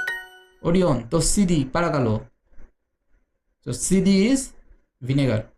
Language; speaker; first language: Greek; non-native, learner; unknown